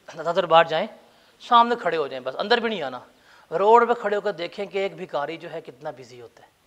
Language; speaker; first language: Urdu; non-native, local second language; Punjabi